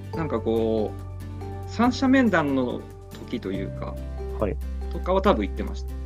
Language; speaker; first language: Japanese; early bilingual, heritage; Japanese